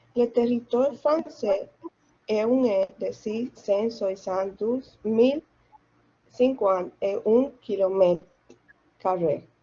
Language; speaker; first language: French; non-native, learner; Spanish